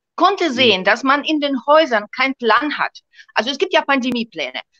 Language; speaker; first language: German; non-native, fluent; Russian